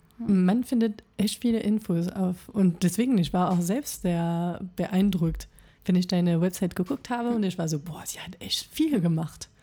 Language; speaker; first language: German; non-native, fluent; French